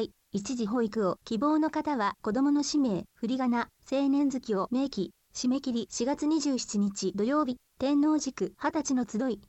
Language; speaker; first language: Japanese; native; Japanese